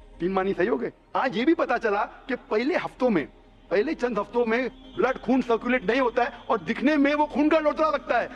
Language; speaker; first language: Hindi; non-native, local second language; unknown